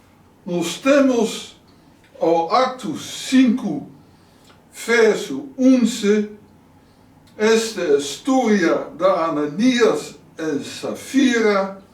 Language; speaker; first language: Portuguese; non-native, learner; Dutch